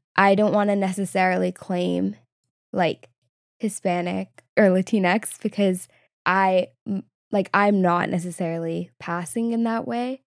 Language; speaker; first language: English; native; English